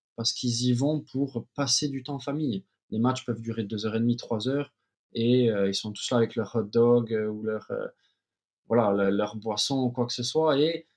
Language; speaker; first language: French; native; French